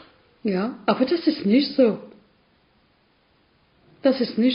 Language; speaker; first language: German; non-native, learner; French